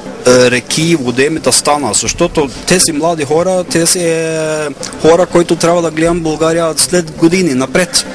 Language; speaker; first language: Bulgarian; non-native, fluent; Norwegian